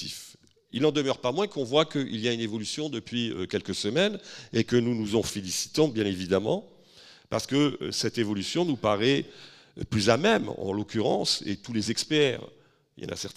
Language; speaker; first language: French; native; French